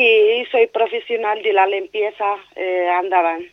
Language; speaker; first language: Spanish; non-native, learner; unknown